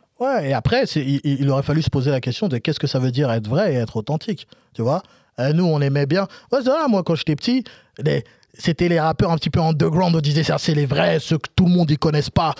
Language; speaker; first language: French; native; French